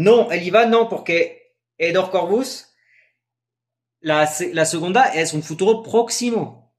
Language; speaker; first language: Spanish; non-native, fluent; French